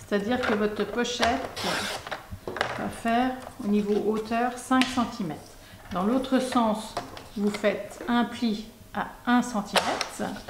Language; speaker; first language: French; native; French